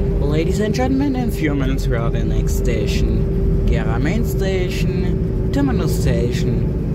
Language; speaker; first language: English; non-native, learner; German